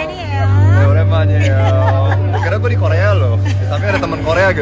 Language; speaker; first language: Indonesian; native; Indonesian